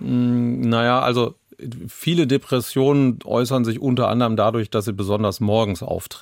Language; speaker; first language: German; native; German